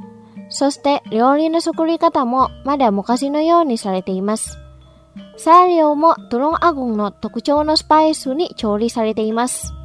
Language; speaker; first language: Japanese; non-native, fluent; Indonesian